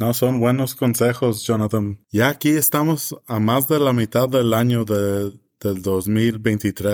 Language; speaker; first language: Spanish; early bilingual, heritage; English